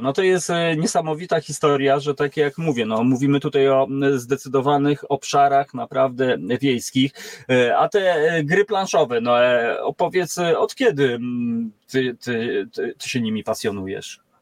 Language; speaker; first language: Polish; native; Polish